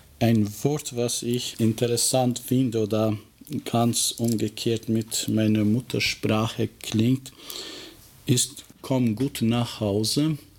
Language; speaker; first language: German; non-native, fluent; Albanian